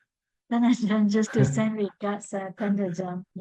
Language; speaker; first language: English; non-native, learner; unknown